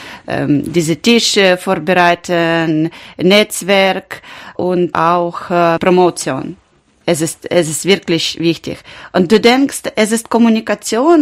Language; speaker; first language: German; non-native, learner; Ukrainian